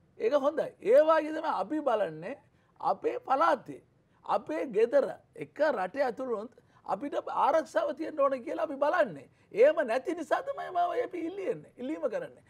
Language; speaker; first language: Sinhala; non-native, local second language; Tamil